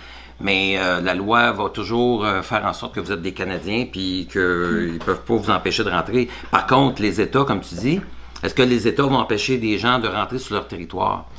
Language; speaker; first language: French; native; French